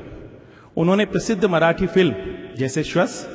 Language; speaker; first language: Hindi; native; Hindi